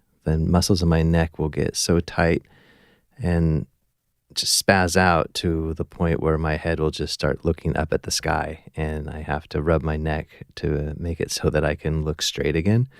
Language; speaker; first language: English; native; English